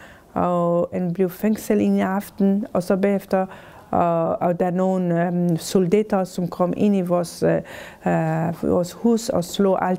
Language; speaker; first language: Danish; non-native, fluent; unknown